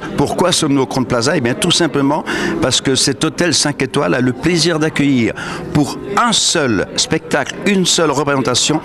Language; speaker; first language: French; native; French